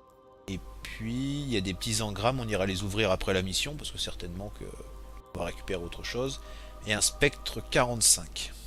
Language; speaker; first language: French; native; French